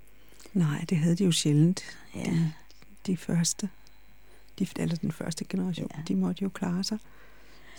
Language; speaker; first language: Danish; native; Danish